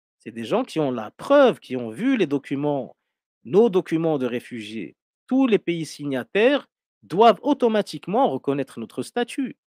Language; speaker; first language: French; non-native, local second language; Arabic